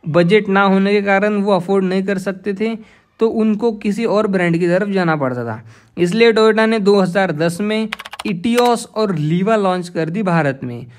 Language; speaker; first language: Hindi; non-native, local second language; Marathi